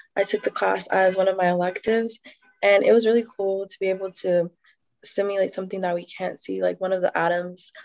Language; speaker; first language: English; native; English